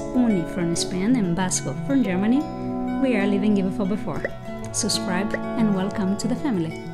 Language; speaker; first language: English; non-native, fluent; Portuguese